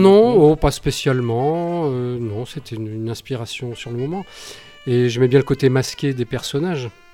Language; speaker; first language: French; native; French